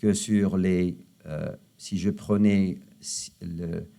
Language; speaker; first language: French; non-native, local second language; Arabic